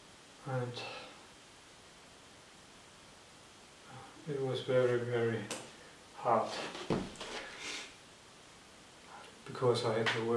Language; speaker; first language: English; non-native, learner; German